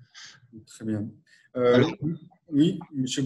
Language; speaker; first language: French; native; French